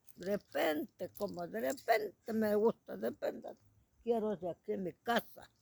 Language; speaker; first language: Spanish; non-native, local second language; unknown